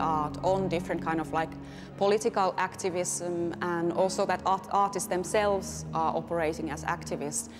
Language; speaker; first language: English; non-native, fluent; Finnish